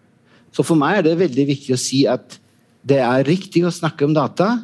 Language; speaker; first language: Norwegian; non-native, fluent; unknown